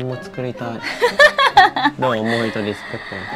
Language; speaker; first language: Japanese; non-native, learner; Vietnamese